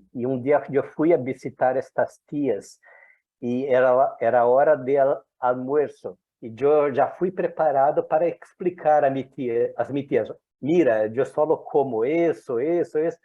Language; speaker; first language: Spanish; non-native, fluent; Portuguese